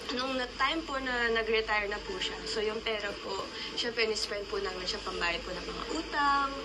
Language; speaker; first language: Filipino; native; Filipino